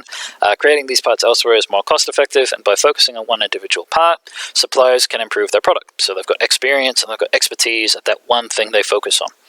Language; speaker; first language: English; native; English